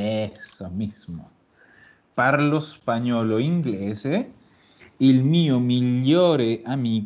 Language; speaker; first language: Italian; non-native, fluent; Spanish